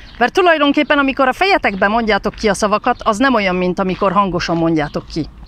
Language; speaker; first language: Hungarian; early bilingual, heritage; Hungarian